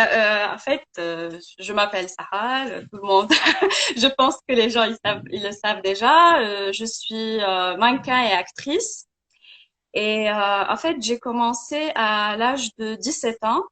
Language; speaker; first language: French; non-native, local second language; Arabic